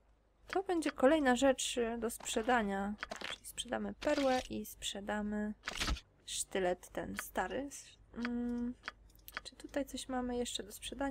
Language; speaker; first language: Polish; native; Polish